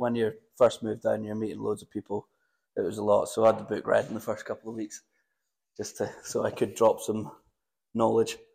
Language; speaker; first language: English; native; English